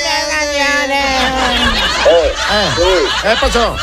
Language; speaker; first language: Spanish; native; Spanish